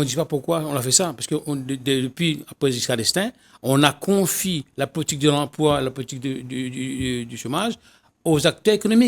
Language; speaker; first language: French; non-native, local second language; Réunion Creole French